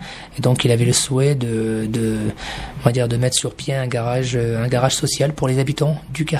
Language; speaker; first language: French; native; French